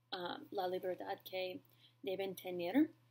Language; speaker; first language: Spanish; non-native, learner; English